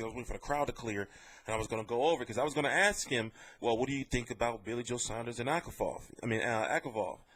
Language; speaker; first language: English; native; English